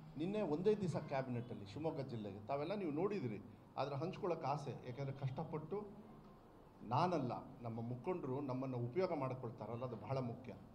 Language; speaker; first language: Kannada; native; Kannada